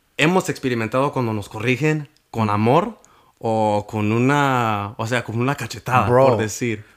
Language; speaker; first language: Spanish; early bilingual, heritage; Spanish